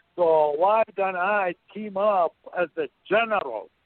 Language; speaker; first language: English; non-native, fluent; Arabic